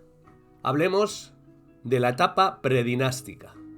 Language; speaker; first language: Spanish; native; Spanish